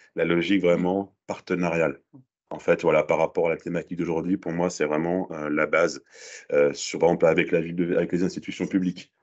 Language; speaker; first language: French; native; French